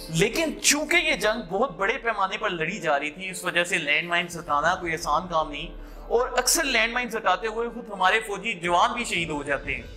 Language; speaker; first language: Urdu; non-native, local second language; Punjabi